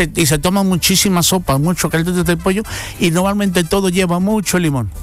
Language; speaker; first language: Spanish; native; Spanish